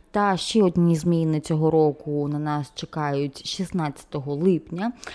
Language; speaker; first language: Ukrainian; non-native, local second language; Russian